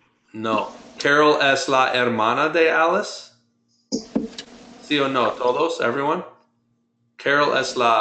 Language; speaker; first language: Spanish; non-native, fluent; English